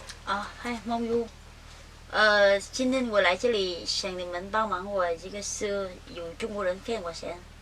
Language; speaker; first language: Chinese; non-native, learner; Vietnamese